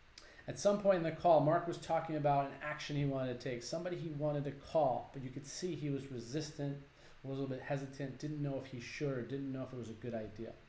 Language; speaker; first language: English; native; English